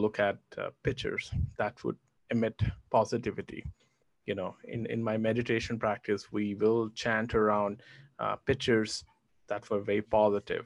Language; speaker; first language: English; non-native, local second language; Hindi